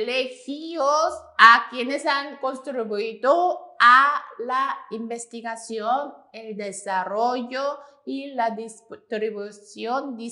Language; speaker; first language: Spanish; non-native, fluent; Korean